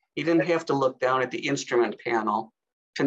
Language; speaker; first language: English; native; English